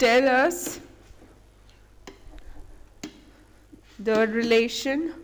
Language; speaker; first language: English; non-native, local second language; Hindi